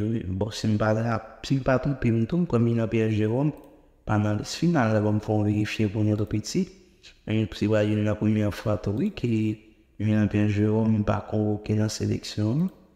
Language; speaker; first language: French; non-native, local second language; Haitian Creole